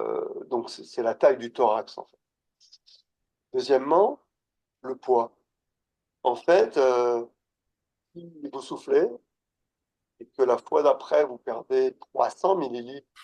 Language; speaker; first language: French; native; French